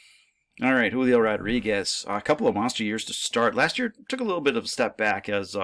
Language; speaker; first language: English; native; English